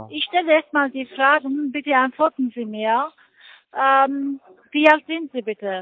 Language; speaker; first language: German; non-native, learner; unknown